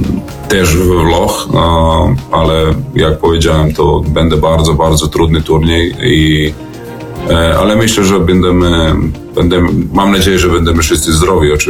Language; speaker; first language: Polish; non-native, learner; Serbian